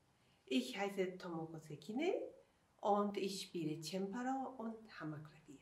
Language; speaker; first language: German; non-native, fluent; Japanese